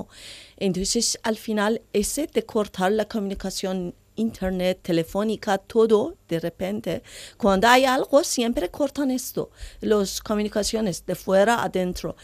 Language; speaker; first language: Spanish; non-native, learner; Persian